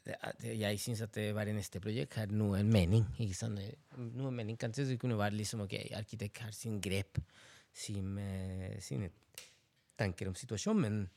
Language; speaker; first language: Norwegian; non-native, fluent; Spanish